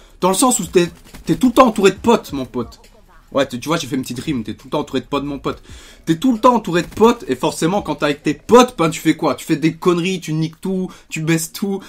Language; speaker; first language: French; native; French